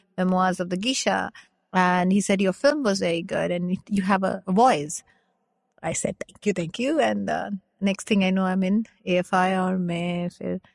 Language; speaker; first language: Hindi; non-native, local second language; Bangla